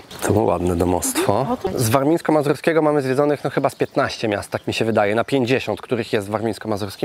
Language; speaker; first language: Polish; native; Polish